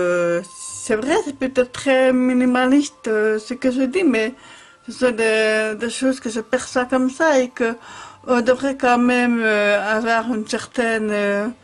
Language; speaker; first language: French; native; French